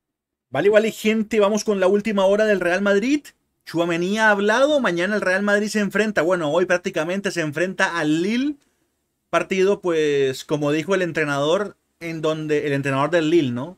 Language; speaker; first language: Spanish; native; Spanish